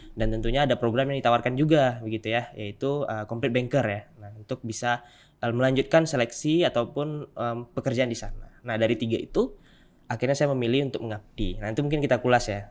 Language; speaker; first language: Indonesian; native; Indonesian